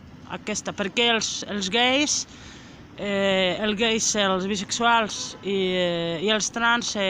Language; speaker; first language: Catalan; non-native, local second language; Spanish